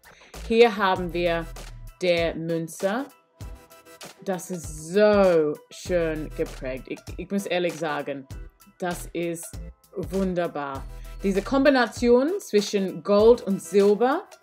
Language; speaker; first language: German; non-native, learner; English